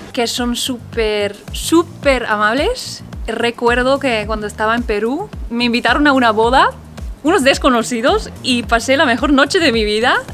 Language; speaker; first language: Spanish; non-native, fluent; Dutch